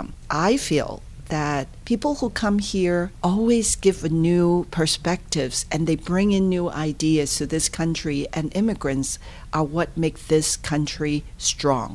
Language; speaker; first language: English; non-native, local second language; Cantonese